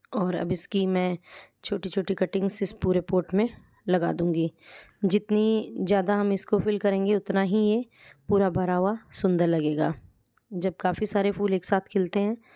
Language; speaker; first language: Hindi; native; Hindi